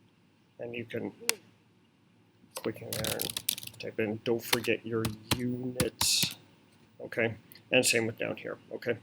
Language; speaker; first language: English; native; English